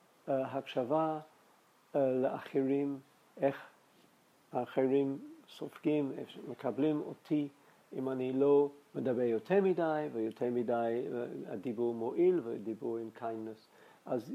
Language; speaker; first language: Hebrew; non-native, fluent; English